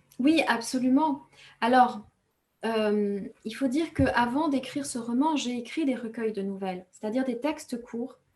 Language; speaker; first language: French; non-native, local second language; Kinyarwanda